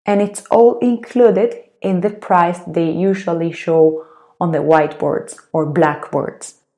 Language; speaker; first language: English; non-native, fluent; Spanish